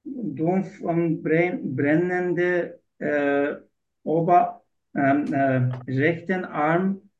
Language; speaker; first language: German; non-native, learner; Turkish